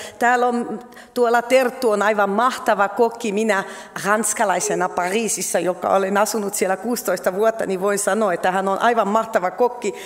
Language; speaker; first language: Finnish; non-native, fluent; French